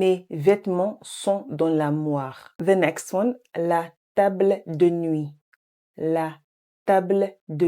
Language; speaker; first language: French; non-native, fluent; English